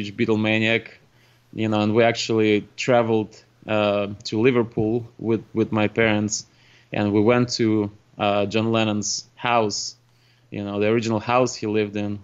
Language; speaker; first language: English; non-native, fluent; Russian